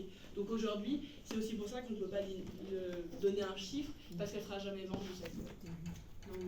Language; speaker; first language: French; native; French